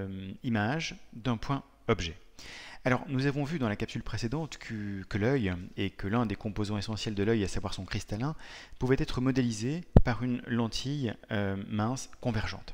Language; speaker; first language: French; native; French